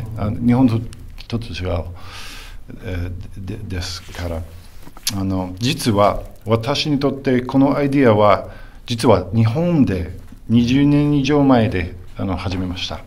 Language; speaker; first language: Japanese; non-native, fluent; English